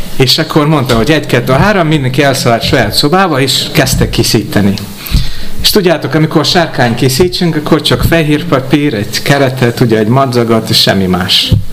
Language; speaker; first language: Hungarian; non-native, fluent; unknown